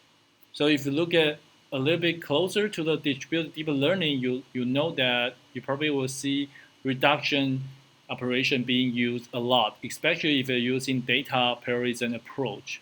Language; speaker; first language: English; non-native, fluent; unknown